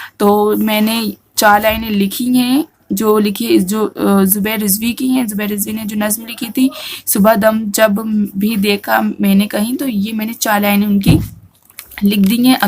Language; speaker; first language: Urdu; native; Urdu